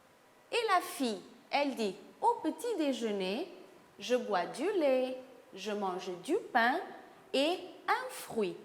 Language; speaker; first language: French; non-native, fluent; Portuguese